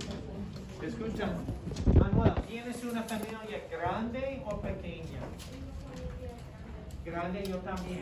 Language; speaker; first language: Spanish; non-native, fluent; English